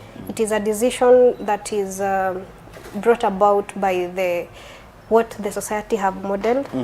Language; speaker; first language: English; non-native, local second language; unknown